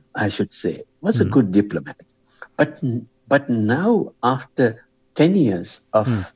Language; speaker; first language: English; non-native, local second language; Sinhala